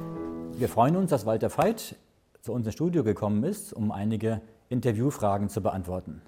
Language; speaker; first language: German; native; German